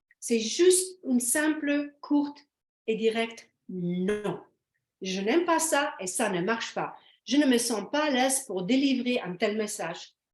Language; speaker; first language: French; non-native, fluent; Slovenian